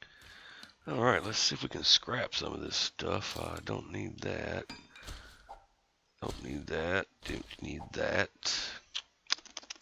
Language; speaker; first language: English; native; English